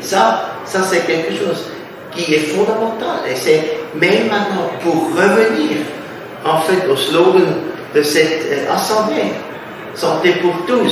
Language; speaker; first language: French; non-native, fluent; German